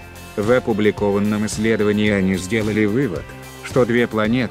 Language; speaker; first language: Russian; native; Russian